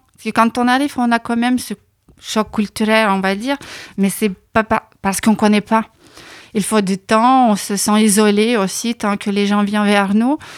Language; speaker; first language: French; non-native, fluent; Lithuanian